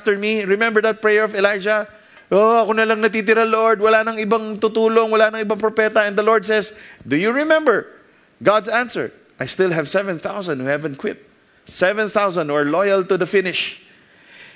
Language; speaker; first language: English; non-native, local second language; Filipino